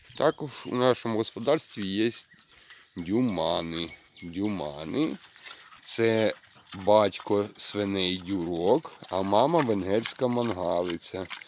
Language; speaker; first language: Ukrainian; native; Ukrainian